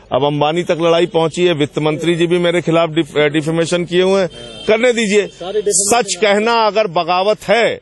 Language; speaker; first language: Hindi; native; Hindi